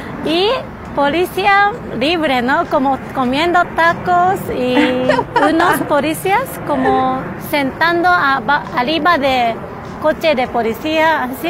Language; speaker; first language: Spanish; non-native, learner; Japanese